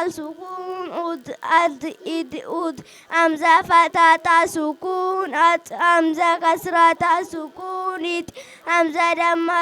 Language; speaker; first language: Arabic; non-native, learner; Oromo